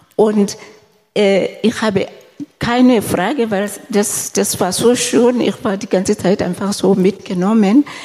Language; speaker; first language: German; non-native, fluent; Southern Sotho